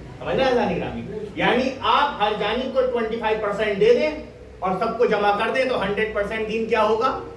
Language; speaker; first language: Urdu; native; Urdu